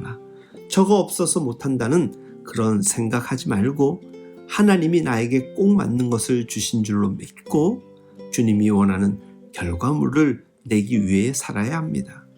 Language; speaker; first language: Korean; native; Korean